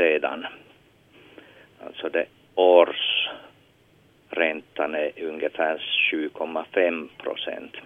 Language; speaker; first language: Swedish; non-native, local second language; Finnish